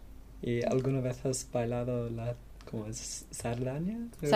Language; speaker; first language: Spanish; non-native, learner; English